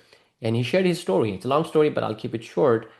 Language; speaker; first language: English; non-native, fluent; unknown